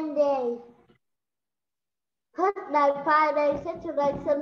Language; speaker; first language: English; non-native, learner; Vietnamese